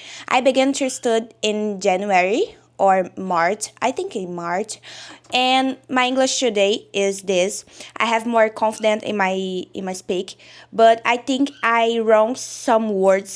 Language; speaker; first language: English; non-native, learner; Portuguese